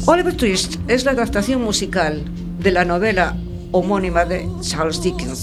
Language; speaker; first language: Spanish; native; Spanish